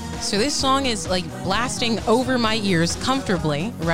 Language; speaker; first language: English; native; English